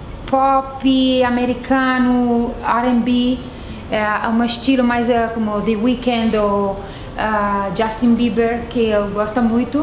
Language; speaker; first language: Portuguese; non-native, fluent; Italian